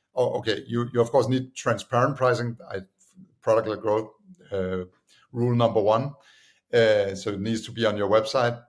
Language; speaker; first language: English; non-native, fluent; Danish